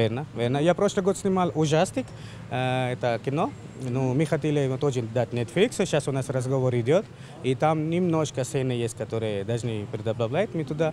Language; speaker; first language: Russian; non-native, learner; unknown